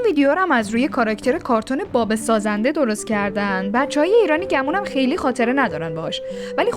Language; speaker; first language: Persian; native; Persian